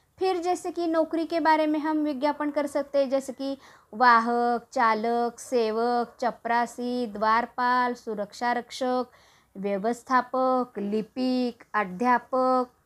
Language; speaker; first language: Hindi; non-native, local second language; Marathi